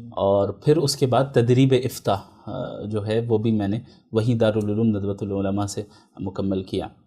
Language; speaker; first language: Urdu; native; Urdu